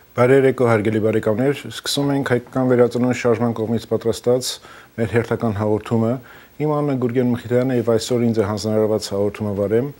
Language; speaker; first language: Armenian; early bilingual, heritage; Armenian